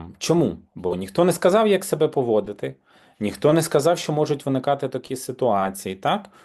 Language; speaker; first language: Ukrainian; native; Ukrainian